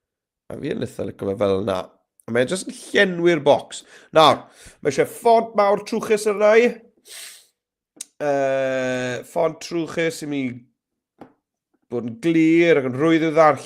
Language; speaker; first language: Welsh; native; Welsh